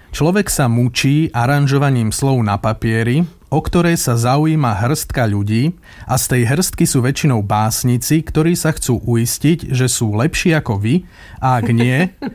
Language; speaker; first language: Slovak; native; Slovak